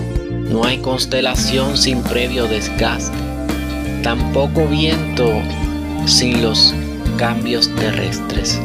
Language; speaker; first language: Spanish; native; Spanish